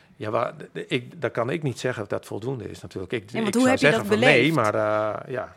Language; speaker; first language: Dutch; non-native, local second language; Western Frisian